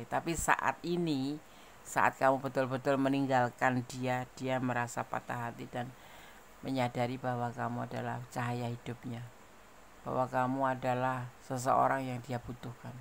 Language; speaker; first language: Indonesian; native; Indonesian